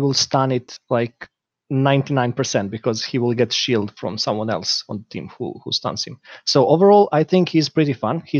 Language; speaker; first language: English; non-native, fluent; Serbian